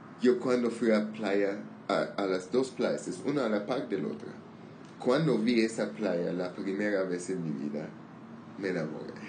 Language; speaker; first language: Spanish; non-native, learner; Armenian